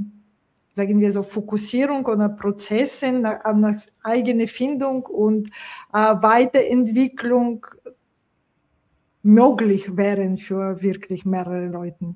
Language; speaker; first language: German; non-native, fluent; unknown